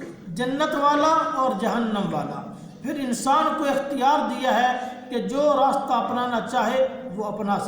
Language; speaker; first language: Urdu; non-native, local second language; Punjabi